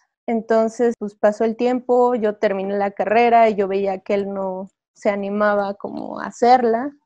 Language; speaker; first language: Spanish; native; Spanish